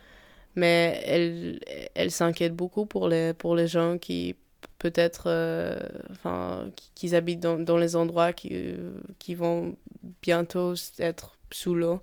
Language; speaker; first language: French; non-native, fluent; Polish